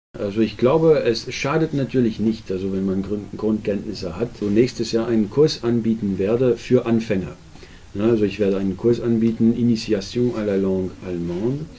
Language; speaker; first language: German; non-native, local second language; Dutch